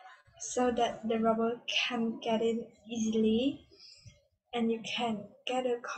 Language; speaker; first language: English; non-native, learner; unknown